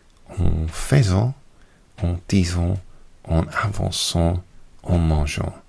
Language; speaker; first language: French; non-native, learner; English